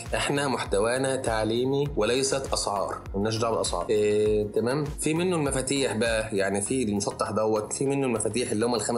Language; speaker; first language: Arabic; native; Arabic